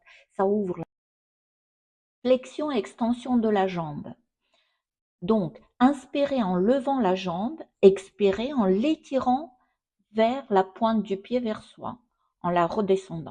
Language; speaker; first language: French; non-native, fluent; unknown